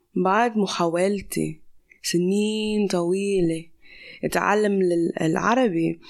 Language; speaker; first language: Arabic; non-native, fluent; English